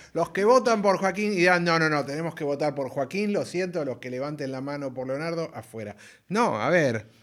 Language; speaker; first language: Spanish; native; Spanish